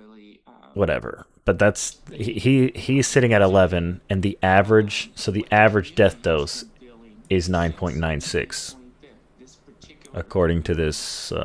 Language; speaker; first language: English; native; English